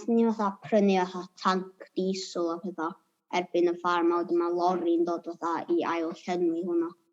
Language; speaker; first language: Welsh; native; Welsh